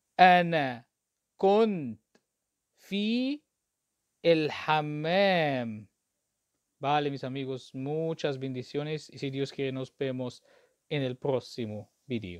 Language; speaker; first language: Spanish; non-native, fluent; Arabic